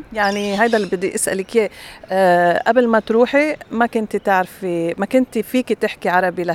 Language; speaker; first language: Arabic; native; Arabic